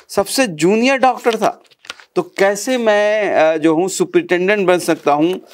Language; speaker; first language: Hindi; native; Hindi